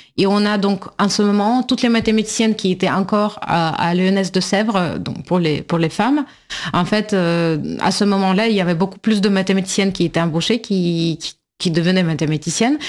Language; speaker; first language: French; non-native, fluent; Russian